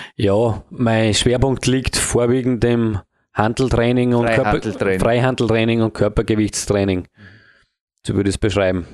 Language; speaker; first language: German; native; German